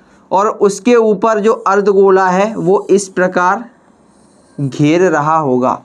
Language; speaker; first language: Hindi; native; Hindi